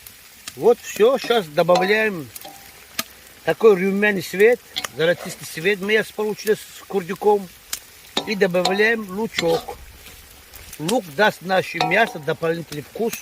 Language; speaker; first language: Russian; non-native, learner; Tajik